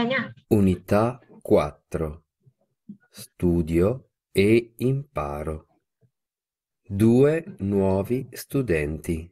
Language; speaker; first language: Italian; non-native, learner; Vietnamese